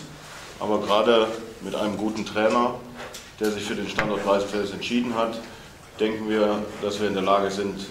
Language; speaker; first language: German; native; German